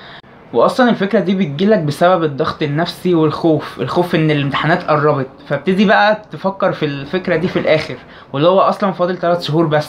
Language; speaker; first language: Arabic; native; Arabic